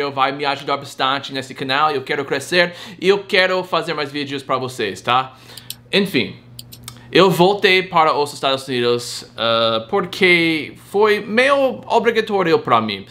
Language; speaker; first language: Portuguese; non-native, fluent; English